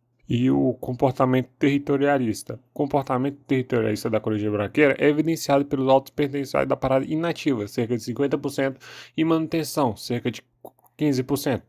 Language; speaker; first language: Portuguese; native; Portuguese